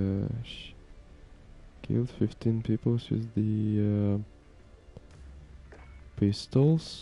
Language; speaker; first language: English; non-native, learner; Ukrainian